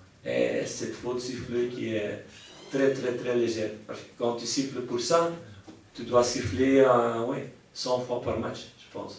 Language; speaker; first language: French; non-native, local second language; Dutch